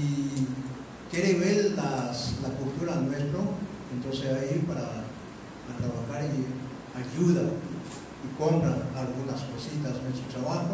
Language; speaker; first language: Spanish; non-native, local second language; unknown